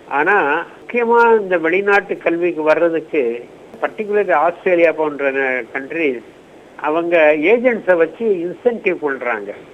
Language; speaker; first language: Tamil; native; Tamil